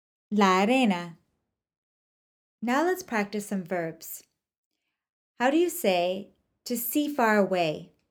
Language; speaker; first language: English; native; English